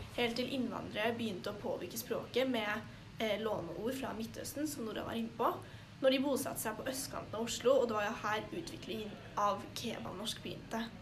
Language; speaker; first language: Norwegian; native; Norwegian